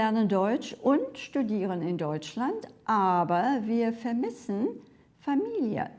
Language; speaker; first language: German; non-native, fluent; English